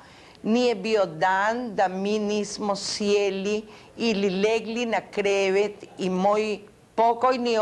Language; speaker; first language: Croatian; early bilingual, heritage; Croatian